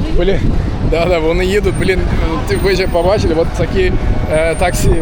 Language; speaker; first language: Ukrainian; non-native, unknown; Turkish